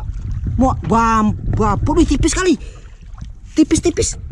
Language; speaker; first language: Malay; native; Malay